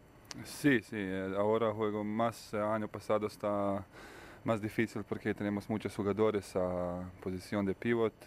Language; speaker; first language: Spanish; non-native, learner; Bosnian